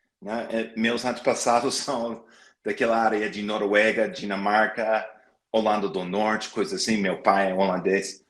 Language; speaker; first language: Portuguese; non-native, fluent; English